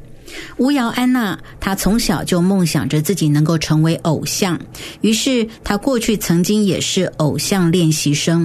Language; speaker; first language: Chinese; native; Chinese